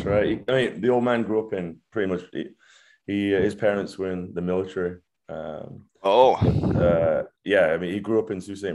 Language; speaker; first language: English; native; English